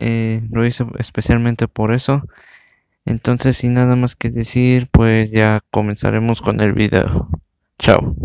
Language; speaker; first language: Spanish; native; Spanish